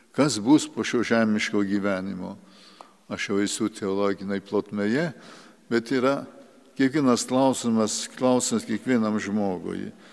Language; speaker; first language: Lithuanian; early bilingual, heritage; Lithuanian